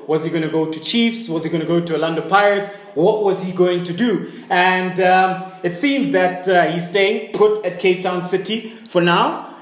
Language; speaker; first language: English; native; English